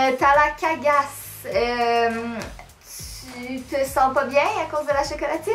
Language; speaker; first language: French; native; French